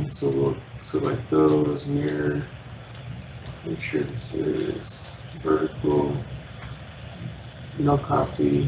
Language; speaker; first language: English; native; English